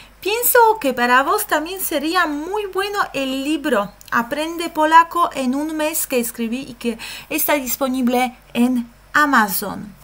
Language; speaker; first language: Spanish; non-native, fluent; Polish